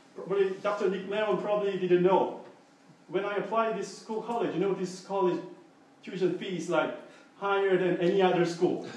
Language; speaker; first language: English; non-native, fluent; Korean